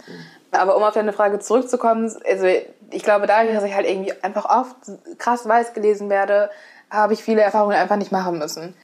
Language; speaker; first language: German; native; German